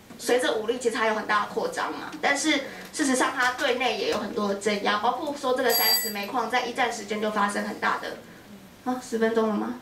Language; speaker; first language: Chinese; native; Chinese